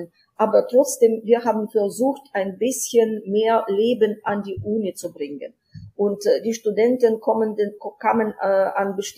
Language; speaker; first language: German; non-native, fluent; Ukrainian